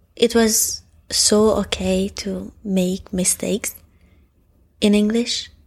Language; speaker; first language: English; non-native, fluent; Hungarian